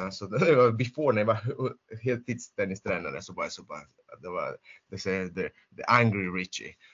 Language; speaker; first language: Swedish; non-native, fluent; Spanish